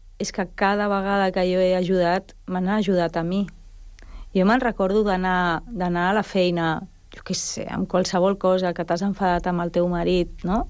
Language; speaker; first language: Catalan; non-native, local second language; Spanish